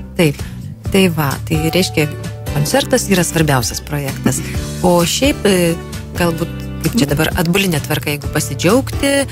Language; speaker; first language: Lithuanian; native; Lithuanian